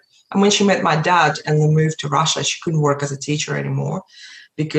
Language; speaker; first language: English; early bilingual, other home language; Russian